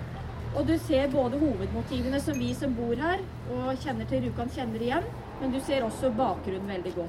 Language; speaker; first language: Norwegian; native; Norwegian